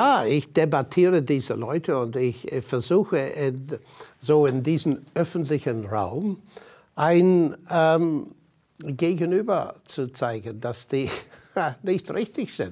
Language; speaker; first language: German; non-native, fluent; English